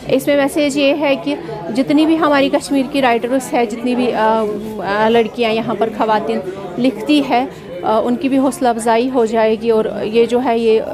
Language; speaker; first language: Hindi; non-native, local second language; Kashmiri